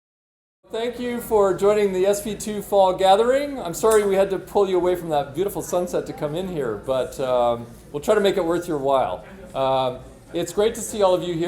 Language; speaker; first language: English; native; English